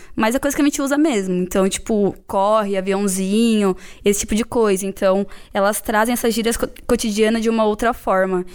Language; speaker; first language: Portuguese; native; Portuguese